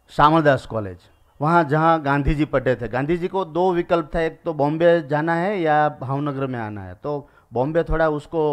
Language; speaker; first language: Hindi; non-native, local second language; Gujarati